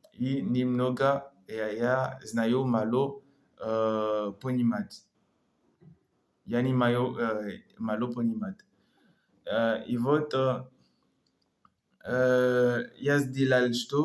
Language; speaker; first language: Russian; non-native, learner; French